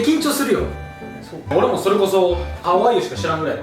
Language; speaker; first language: Japanese; native; Japanese